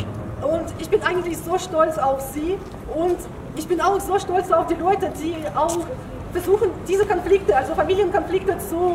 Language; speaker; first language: German; non-native, fluent; Russian